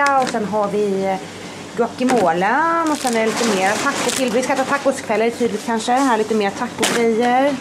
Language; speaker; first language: Swedish; native; Swedish